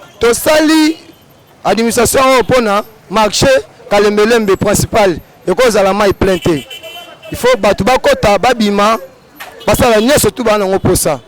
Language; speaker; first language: Lingala; native; Lingala